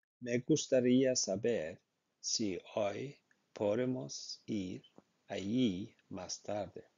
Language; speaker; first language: Spanish; non-native, learner; Icelandic